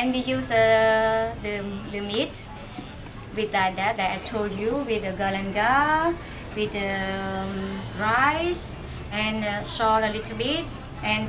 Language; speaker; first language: English; non-native, learner; Khmer